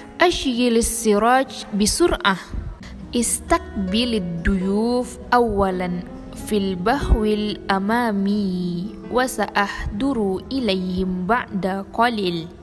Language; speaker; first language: Arabic; non-native, learner; Indonesian